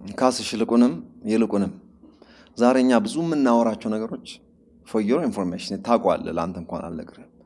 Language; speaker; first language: Amharic; non-native, local second language; Oromo